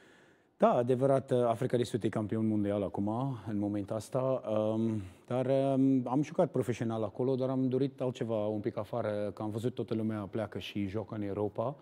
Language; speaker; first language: Romanian; non-native, learner; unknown